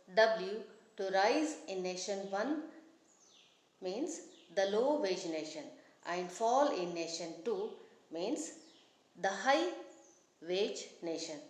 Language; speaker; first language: English; non-native, local second language; Kannada